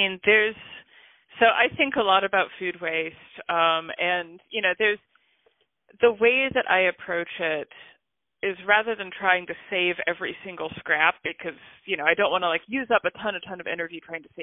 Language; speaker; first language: English; native; English